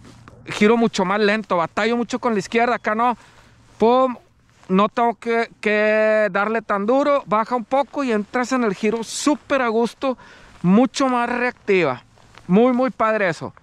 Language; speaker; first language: Spanish; native; Spanish